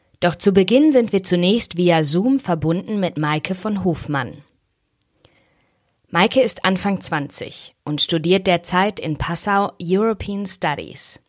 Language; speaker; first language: German; native; German